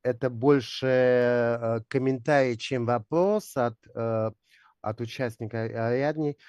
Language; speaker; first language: Russian; native; Russian